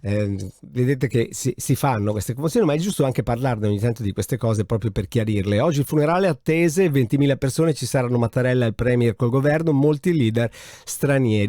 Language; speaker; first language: Italian; native; Italian